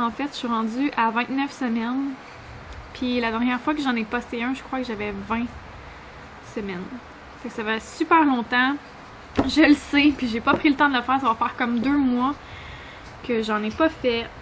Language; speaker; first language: French; native; French